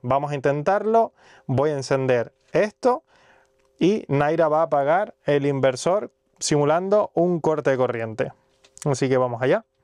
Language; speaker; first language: Spanish; native; Spanish